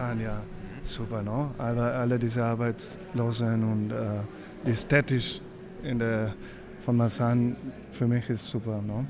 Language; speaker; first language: German; non-native, fluent; Spanish